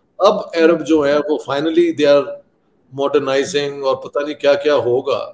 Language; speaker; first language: Urdu; non-native, local second language; Punjabi